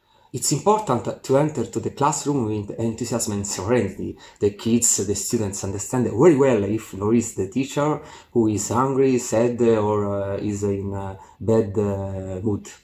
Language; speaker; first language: English; non-native, learner; Italian